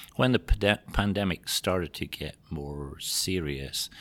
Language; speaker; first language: English; native; English